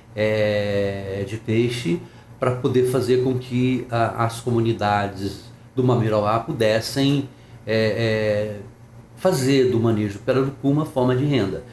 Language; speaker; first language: Portuguese; native; Portuguese